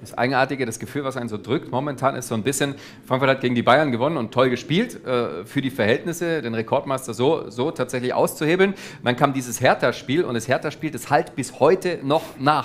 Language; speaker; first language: German; native; German